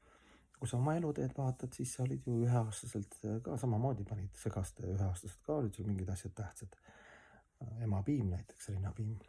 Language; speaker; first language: Estonian; native; Estonian